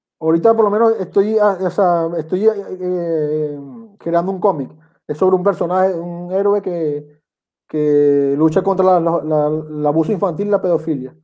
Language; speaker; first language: Spanish; native; Spanish